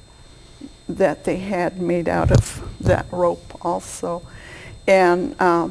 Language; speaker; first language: English; native; English